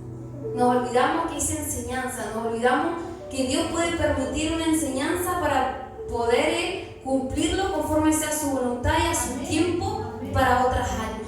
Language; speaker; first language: Spanish; native; Spanish